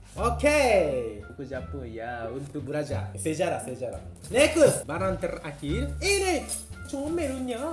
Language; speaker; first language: Malay; non-native, learner; Japanese